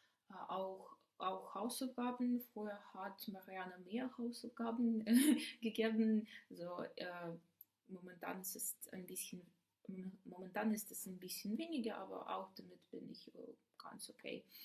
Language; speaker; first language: German; non-native, learner; Ukrainian